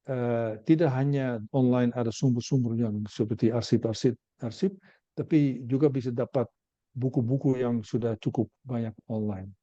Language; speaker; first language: Indonesian; non-native, learner; Dutch